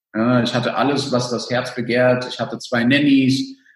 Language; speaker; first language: German; early bilingual, other home language; Spanish